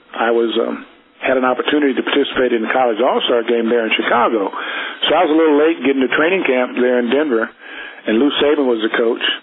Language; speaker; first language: English; native; English